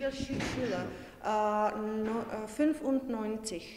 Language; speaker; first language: German; non-native, learner; Czech